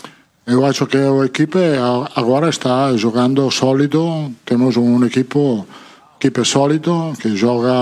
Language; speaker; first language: Portuguese; non-native, fluent; Italian